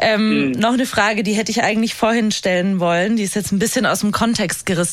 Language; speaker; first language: German; native; German